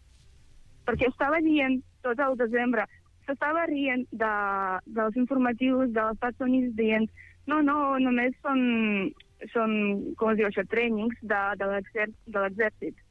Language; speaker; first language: Catalan; non-native, fluent; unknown